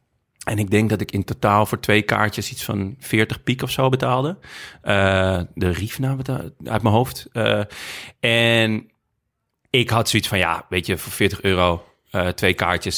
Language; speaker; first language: Dutch; native; Dutch